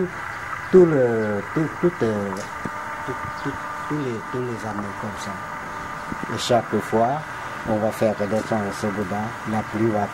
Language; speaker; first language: French; non-native, fluent; Lao